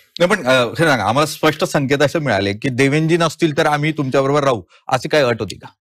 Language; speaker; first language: Marathi; native; Marathi